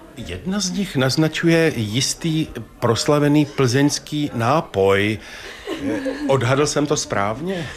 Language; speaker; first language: Czech; native; Czech